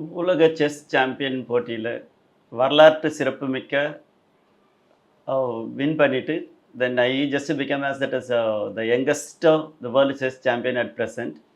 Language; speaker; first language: Tamil; native; Tamil